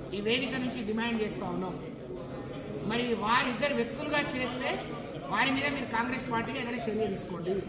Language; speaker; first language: Telugu; non-native, local second language; Lambadi